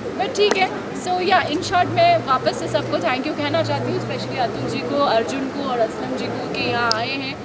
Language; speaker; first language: Hindi; non-native, local second language; Bangla